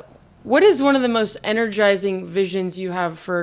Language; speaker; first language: English; native; English